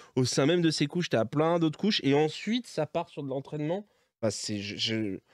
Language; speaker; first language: French; native; French